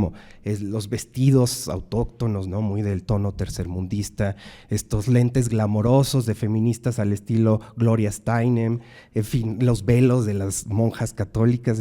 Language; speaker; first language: Spanish; native; Spanish